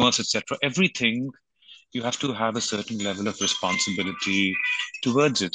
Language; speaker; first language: English; non-native, local second language; Hindi